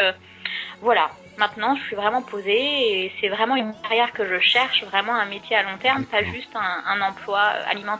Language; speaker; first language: French; native; French